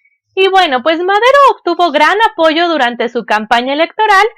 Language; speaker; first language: Spanish; native; Spanish